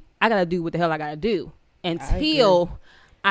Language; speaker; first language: English; native; English